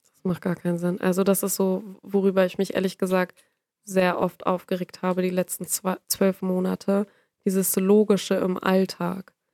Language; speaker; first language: German; native; German